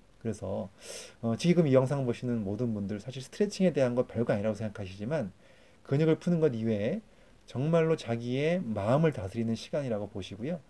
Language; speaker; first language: Korean; native; Korean